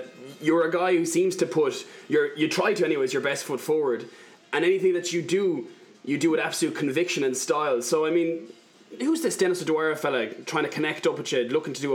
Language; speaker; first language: English; native; English